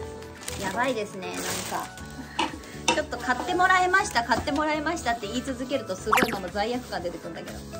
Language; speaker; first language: Japanese; native; Japanese